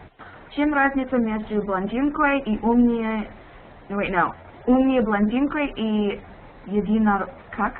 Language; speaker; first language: Russian; non-native, learner; English